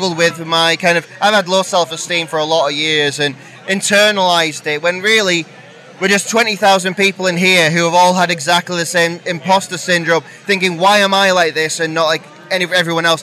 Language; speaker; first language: English; native; English